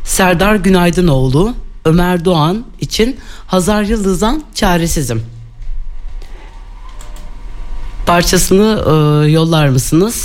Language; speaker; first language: Turkish; native; Turkish